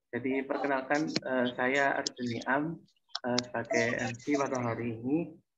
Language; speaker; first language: Indonesian; native; Indonesian